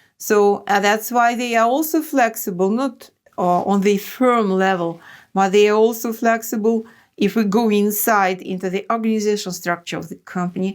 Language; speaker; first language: English; non-native, fluent; Russian